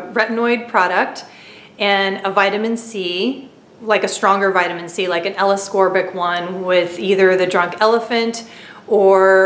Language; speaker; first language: English; native; English